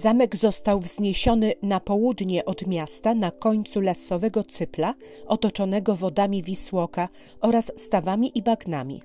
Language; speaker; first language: Polish; native; Polish